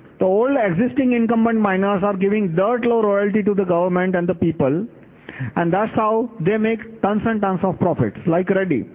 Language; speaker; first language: English; non-native, local second language; Gujarati